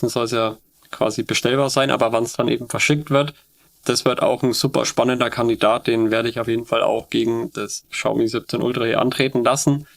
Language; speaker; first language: German; native; German